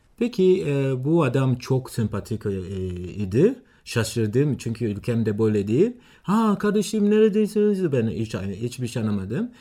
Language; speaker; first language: Turkish; non-native, learner; Swahili